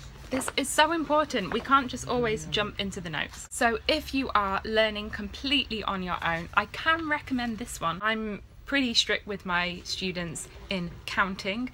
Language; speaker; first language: English; native; English